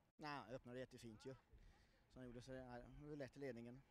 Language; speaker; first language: Swedish; native; Swedish